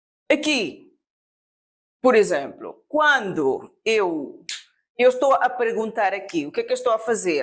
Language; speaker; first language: Portuguese; non-native, fluent; Spanish